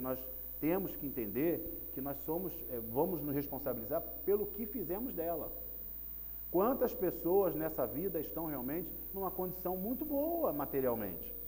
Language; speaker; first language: Portuguese; native; Portuguese